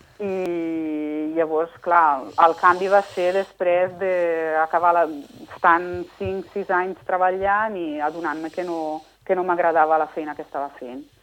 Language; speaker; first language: Catalan; non-native, fluent; Italian